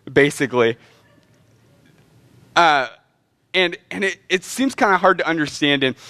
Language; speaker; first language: English; native; English